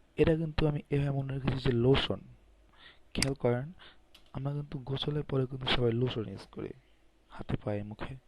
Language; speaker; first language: Bangla; native; Bangla